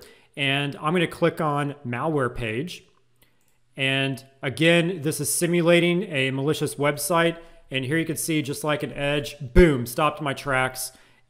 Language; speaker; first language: English; native; English